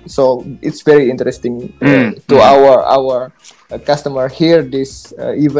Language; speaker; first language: English; non-native, learner; Indonesian